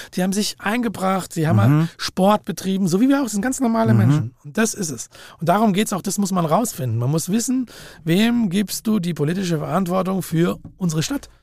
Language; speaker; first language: German; native; German